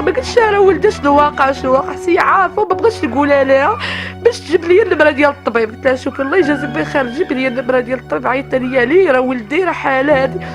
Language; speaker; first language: Arabic; native; Arabic